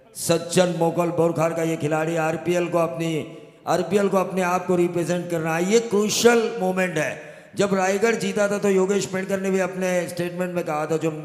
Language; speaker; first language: Hindi; non-native, local second language; Marathi